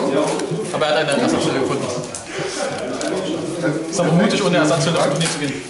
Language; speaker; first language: German; native; German